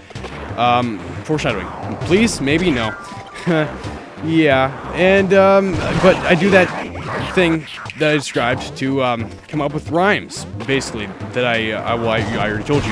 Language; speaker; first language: English; native; English